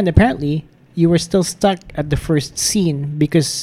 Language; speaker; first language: English; non-native, local second language; Filipino